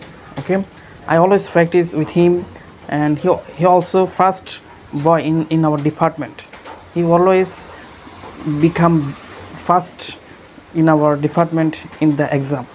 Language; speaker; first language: English; non-native, learner; Bangla